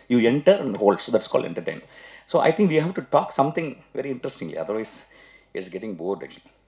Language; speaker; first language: English; non-native, local second language; Tamil